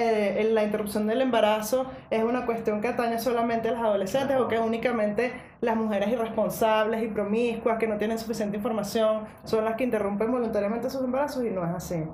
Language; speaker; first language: Spanish; native; Spanish